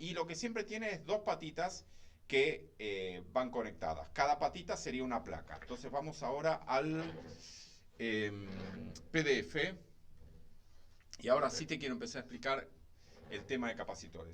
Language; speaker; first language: Spanish; native; Spanish